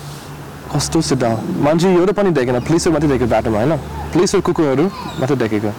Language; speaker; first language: Nepali; non-native, learner; English